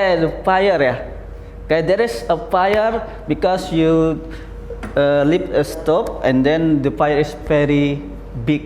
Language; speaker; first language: English; non-native, learner; Indonesian